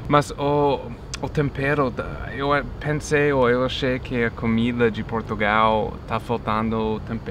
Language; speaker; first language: Portuguese; non-native, fluent; English